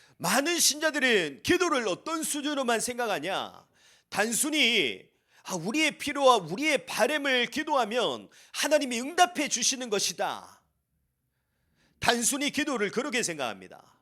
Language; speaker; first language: Korean; native; Korean